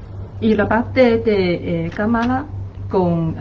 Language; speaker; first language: Spanish; non-native, learner; Chinese